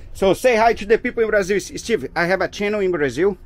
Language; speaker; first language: English; non-native, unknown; Portuguese